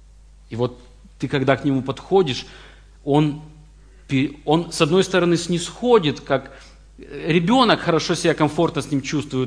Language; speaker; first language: Russian; native; Russian